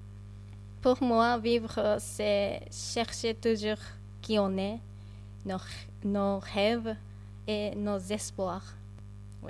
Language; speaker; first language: French; non-native, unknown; Japanese